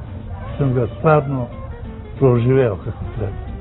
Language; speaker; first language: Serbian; non-native, local second language; Romany